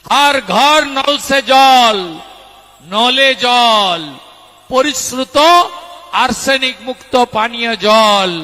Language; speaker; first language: Hindi; non-native, local second language; Bangla